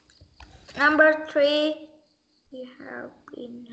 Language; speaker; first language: English; non-native, learner; Vietnamese